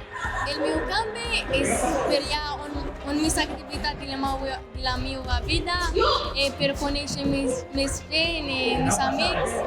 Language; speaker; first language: Catalan; non-native, learner; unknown